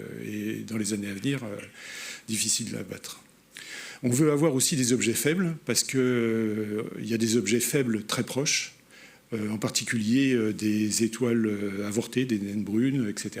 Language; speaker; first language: French; native; French